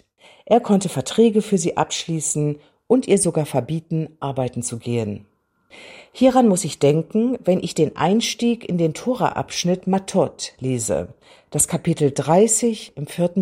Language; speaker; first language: German; native; German